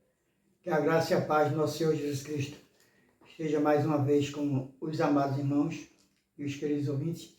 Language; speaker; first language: Portuguese; native; Portuguese